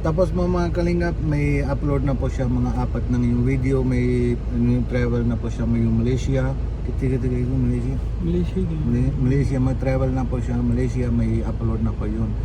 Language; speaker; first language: Filipino; non-native, learner; Punjabi